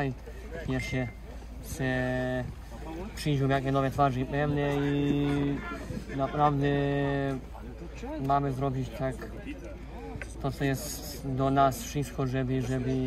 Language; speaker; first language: Polish; non-native, fluent; Serbian